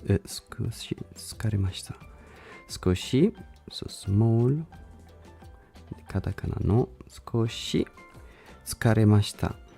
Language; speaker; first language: Japanese; non-native, learner; English